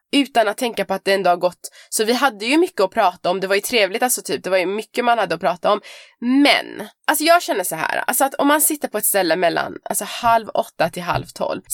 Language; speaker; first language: Swedish; early bilingual, other home language; Persian